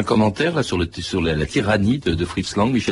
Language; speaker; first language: French; native; French